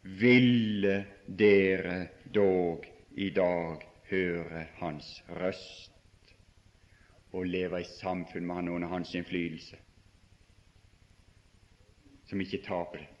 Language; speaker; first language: Norwegian; native; Norwegian